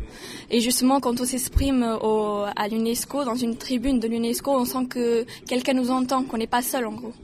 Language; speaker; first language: French; non-native, fluent; Portuguese